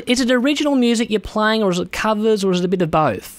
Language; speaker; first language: English; native; English